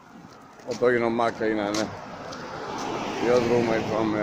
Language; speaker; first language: Swedish; non-native, learner; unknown